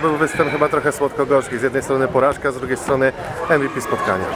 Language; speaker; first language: Polish; native; Polish